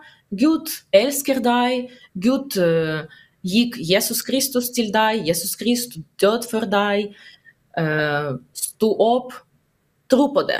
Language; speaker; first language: Norwegian; non-native, learner; Russian